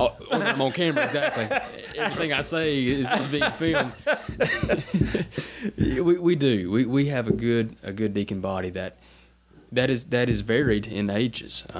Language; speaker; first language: English; native; English